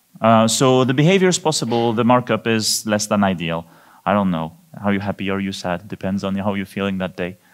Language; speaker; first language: English; non-native, fluent; French